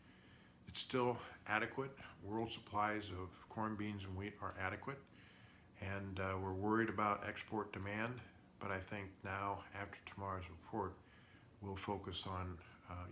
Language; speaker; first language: English; native; English